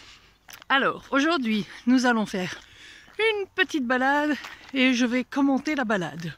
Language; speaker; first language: French; non-native, fluent; Hungarian